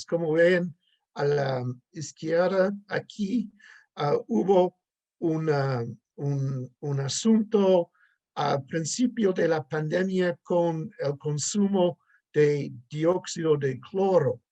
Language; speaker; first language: Spanish; non-native, fluent; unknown